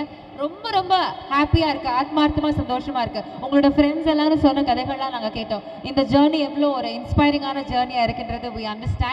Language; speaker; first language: Tamil; native; Tamil